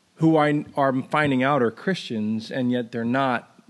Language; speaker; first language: English; native; English